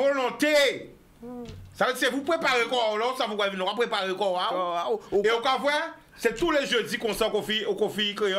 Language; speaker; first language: French; non-native, local second language; Guadeloupean Creole French